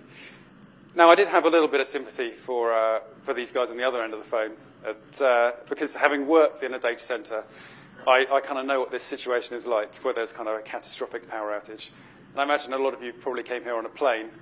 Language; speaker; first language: English; native; English